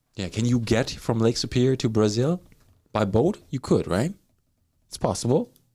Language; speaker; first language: English; non-native, fluent; German